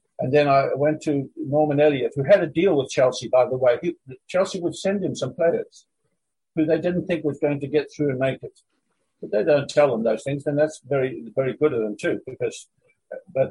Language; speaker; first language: English; native; English